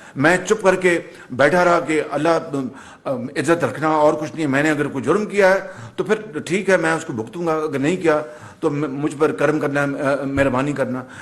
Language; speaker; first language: Urdu; non-native, local second language; Punjabi